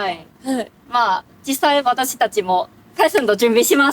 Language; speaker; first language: Japanese; non-native, learner; Cantonese